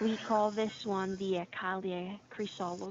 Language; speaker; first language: English; non-native, fluent; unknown